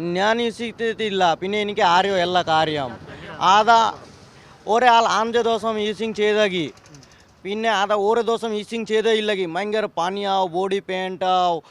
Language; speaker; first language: Malayalam; non-native, local second language; Bangla